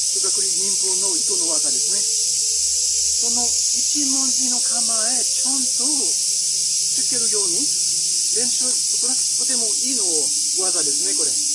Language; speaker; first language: Japanese; non-native, fluent; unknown